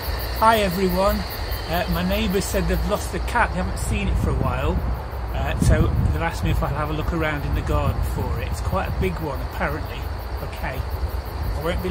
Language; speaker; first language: English; native; English